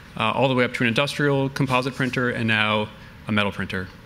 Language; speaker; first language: English; native; English